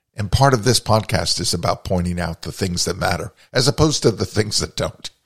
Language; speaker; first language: English; native; English